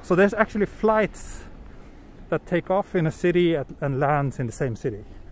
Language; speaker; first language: English; non-native, fluent; Swedish